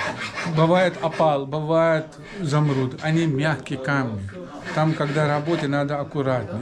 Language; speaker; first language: Russian; non-native, learner; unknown